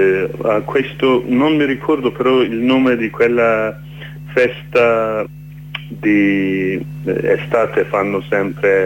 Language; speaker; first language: Italian; non-native, learner; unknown